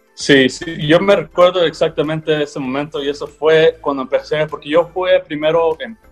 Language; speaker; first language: Spanish; early bilingual, heritage; Spanish